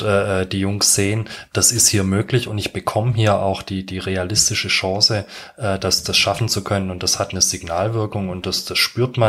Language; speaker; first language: German; native; German